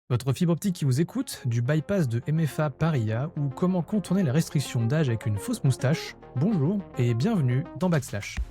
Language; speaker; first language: French; native; French